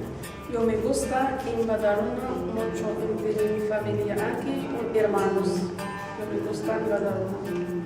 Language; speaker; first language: Spanish; non-native, learner; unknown